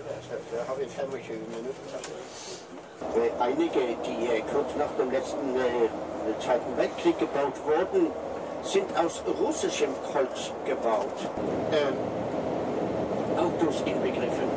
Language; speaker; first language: German; non-native, fluent; Norwegian